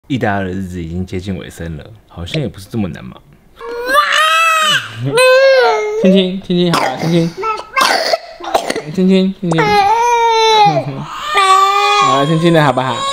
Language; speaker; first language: Chinese; native; Chinese